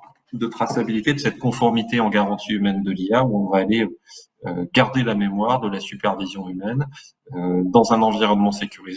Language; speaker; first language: French; native; French